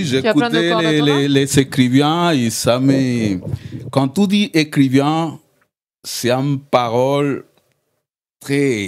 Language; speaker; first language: French; non-native, learner; Spanish